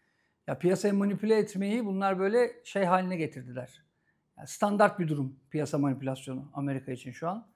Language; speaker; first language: Turkish; native; Turkish